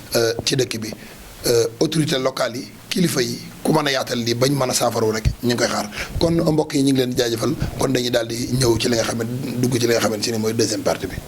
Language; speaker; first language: Wolof; native; Wolof